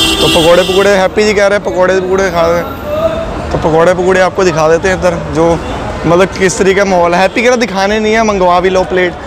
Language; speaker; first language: Hindi; non-native, local second language; Punjabi